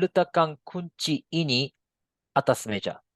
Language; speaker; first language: Indonesian; non-native, fluent; Japanese